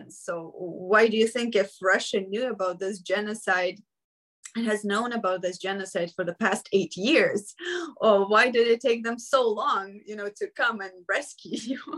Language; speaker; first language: English; non-native, fluent; Ukrainian